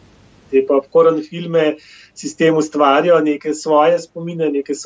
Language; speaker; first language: Slovenian; native; Slovenian